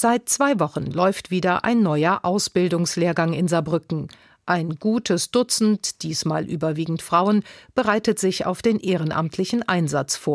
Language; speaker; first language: German; native; German